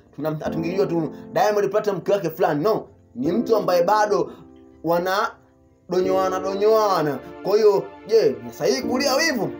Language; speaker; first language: Swahili; native; Swahili